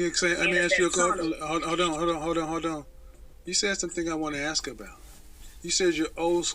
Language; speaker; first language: English; native; English